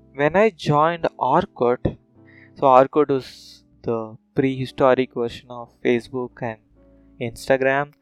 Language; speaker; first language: English; non-native, local second language; Telugu